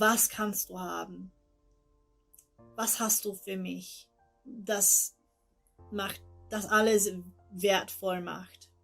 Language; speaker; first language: German; non-native, learner; English